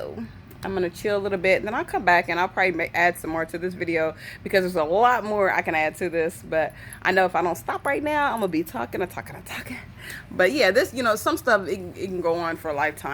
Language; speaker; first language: English; native; English